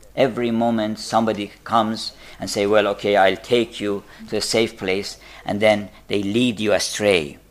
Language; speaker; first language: English; non-native, fluent; Persian